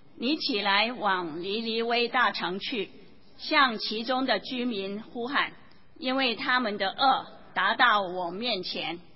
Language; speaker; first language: Chinese; non-native, local second language; Cantonese